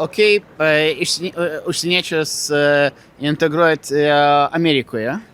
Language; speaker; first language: Lithuanian; non-native, fluent; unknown